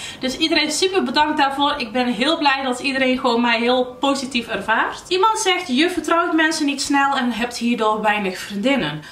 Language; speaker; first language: Dutch; early bilingual, other home language; Arabic